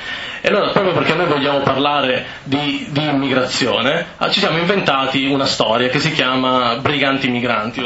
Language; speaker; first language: Italian; native; Italian